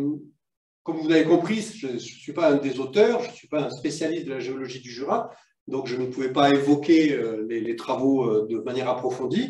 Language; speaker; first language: French; native; French